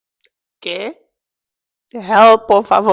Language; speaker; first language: Spanish; non-native, learner; English